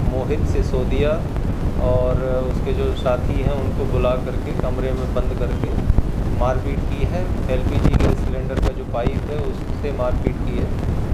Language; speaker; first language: Hindi; native; Hindi